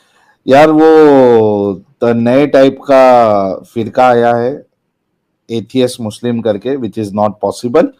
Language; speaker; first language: Hindi; native; Hindi